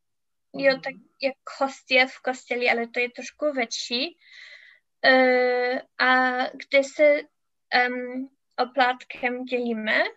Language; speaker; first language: Czech; non-native, learner; English